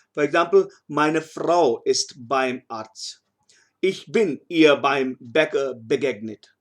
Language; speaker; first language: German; non-native, fluent; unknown